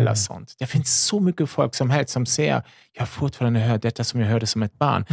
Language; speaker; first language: Swedish; non-native, fluent; German